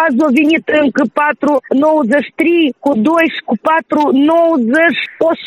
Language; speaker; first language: Romanian; non-native, local second language; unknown